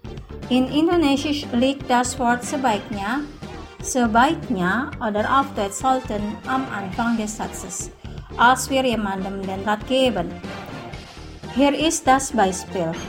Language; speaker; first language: German; non-native, fluent; Indonesian